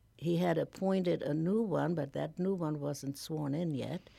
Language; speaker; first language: English; non-native, fluent; German